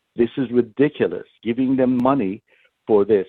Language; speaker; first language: English; non-native, fluent; Persian